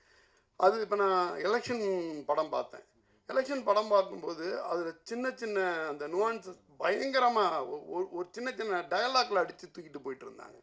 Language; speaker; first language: Tamil; native; Tamil